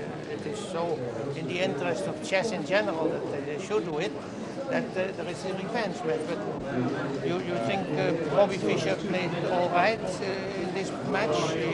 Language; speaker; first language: English; non-native, fluent; Dutch